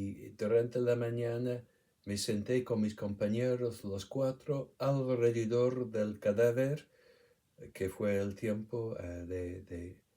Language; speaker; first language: Spanish; non-native, fluent; English